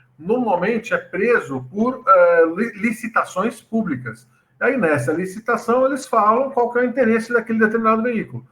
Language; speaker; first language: Portuguese; native; Portuguese